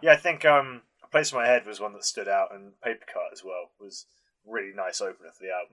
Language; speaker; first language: English; native; English